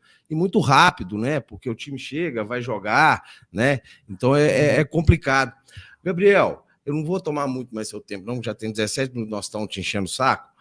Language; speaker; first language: Portuguese; native; Portuguese